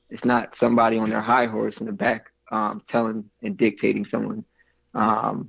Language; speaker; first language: English; native; English